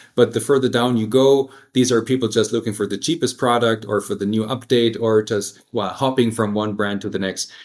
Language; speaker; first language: English; early bilingual, other home language; German